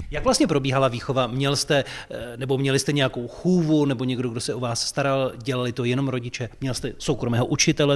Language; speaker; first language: Czech; native; Czech